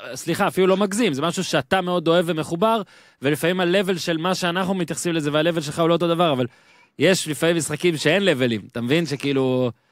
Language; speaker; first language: Hebrew; native; Hebrew